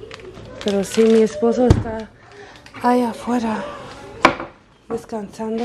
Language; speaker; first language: Spanish; early bilingual, heritage; Spanish